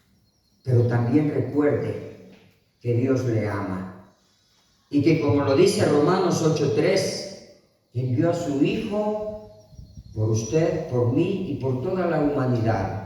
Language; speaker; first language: Spanish; native; Spanish